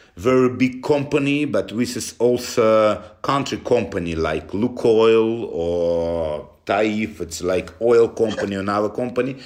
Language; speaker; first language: English; non-native, learner; Russian